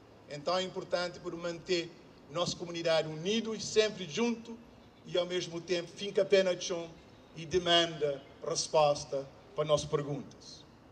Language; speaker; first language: Portuguese; non-native, local second language; Kabuverdianu